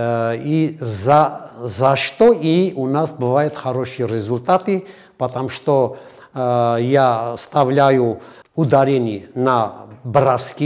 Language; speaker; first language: Russian; non-native, fluent; Armenian